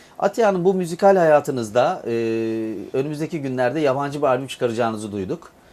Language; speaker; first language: Turkish; native; Turkish